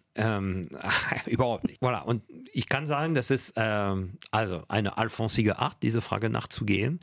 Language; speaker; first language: German; non-native, fluent; French